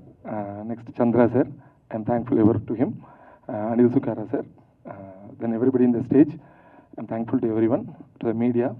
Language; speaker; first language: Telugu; early bilingual, heritage; Telugu